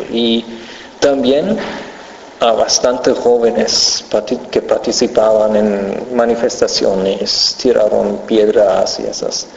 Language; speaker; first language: Spanish; non-native, fluent; German